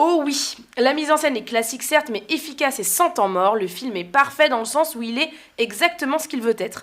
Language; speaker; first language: French; native; French